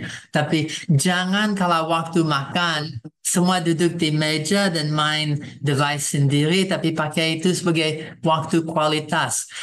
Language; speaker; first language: Indonesian; non-native, fluent; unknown